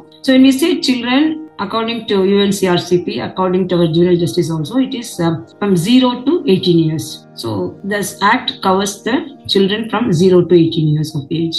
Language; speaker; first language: English; non-native, local second language; Tamil